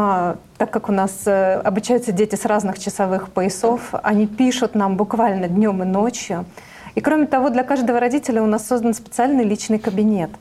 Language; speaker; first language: Russian; native; Russian